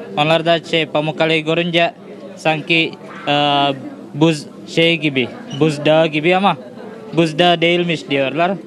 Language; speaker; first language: Turkish; non-native, fluent; Indonesian